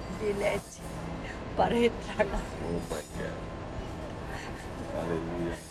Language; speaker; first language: Portuguese; non-native, learner; English